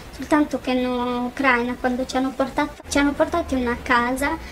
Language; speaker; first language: Italian; non-native, fluent; Romanian